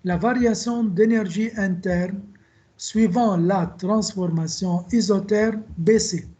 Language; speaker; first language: French; non-native, local second language; Arabic